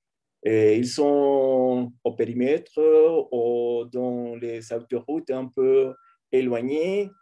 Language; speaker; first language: French; non-native, fluent; Spanish